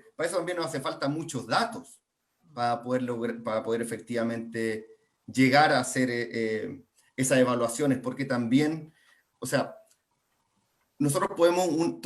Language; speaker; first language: Spanish; native; Spanish